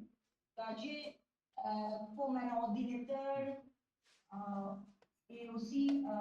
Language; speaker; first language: French; non-native, learner; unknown